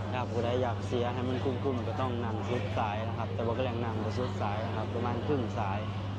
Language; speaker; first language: Thai; native; Thai